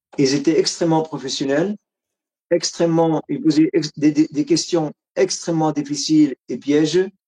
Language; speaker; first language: French; non-native, fluent; Arabic